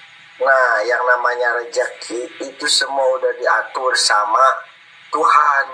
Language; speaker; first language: Indonesian; non-native, local second language; Sundanese